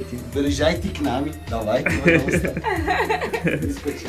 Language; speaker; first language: Russian; non-native, learner; Arabic